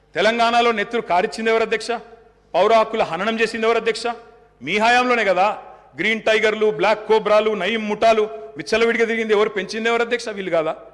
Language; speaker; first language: Telugu; native; Telugu